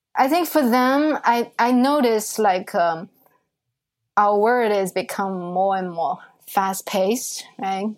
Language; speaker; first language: English; non-native, fluent; Chinese